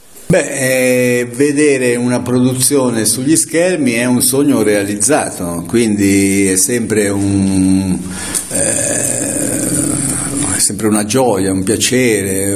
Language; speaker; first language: Italian; native; Italian